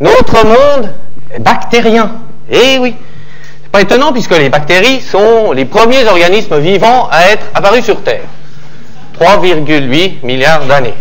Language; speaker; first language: French; native; French